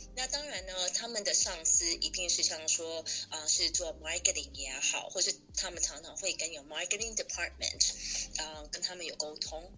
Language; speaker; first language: Chinese; native; Chinese